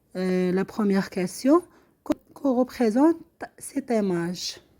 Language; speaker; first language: French; non-native, local second language; Arabic